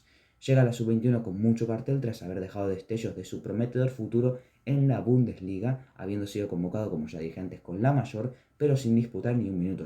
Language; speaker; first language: Spanish; native; Spanish